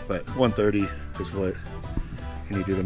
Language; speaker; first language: English; native; English